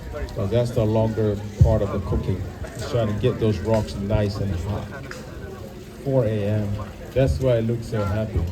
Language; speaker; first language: English; non-native, local second language; Samoan